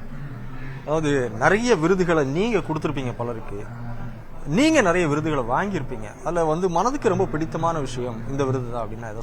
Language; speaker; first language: Tamil; native; Tamil